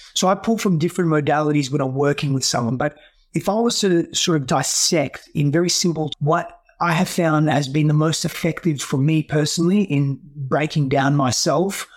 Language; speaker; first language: English; non-native, local second language; Greek